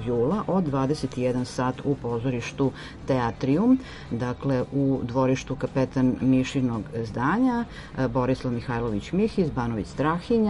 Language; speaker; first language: Serbian; native; Serbian